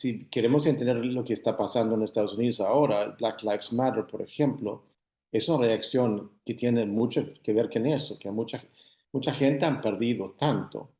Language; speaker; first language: Spanish; non-native, fluent; Swedish